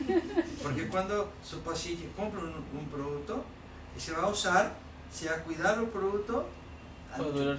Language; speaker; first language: Spanish; non-native, learner; Portuguese